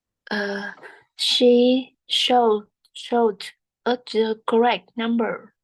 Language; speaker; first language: English; non-native, learner; Vietnamese